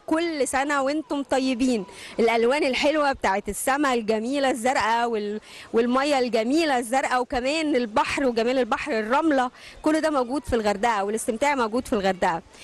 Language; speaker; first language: Arabic; native; Arabic